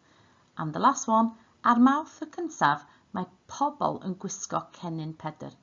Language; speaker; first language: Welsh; non-native, local second language; English